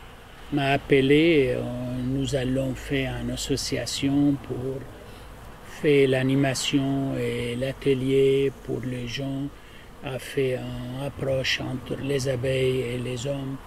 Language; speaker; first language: French; non-native, learner; Arabic